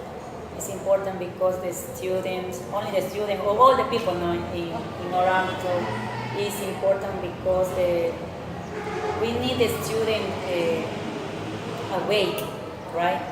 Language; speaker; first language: English; non-native, learner; Spanish